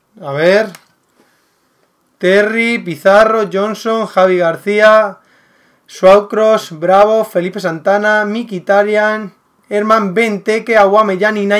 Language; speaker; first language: Spanish; native; Spanish